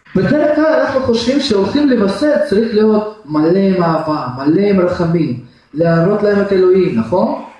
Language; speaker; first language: Hebrew; non-native, fluent; Russian